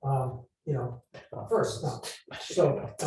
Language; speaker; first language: English; native; English